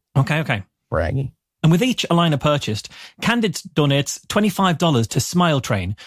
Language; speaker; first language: English; native; English